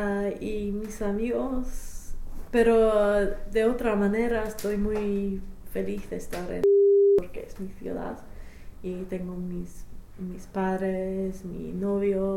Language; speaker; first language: Spanish; non-native, fluent; English